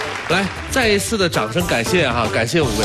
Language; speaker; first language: Chinese; native; Chinese